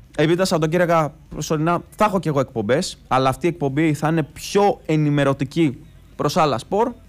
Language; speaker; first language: Greek; native; Greek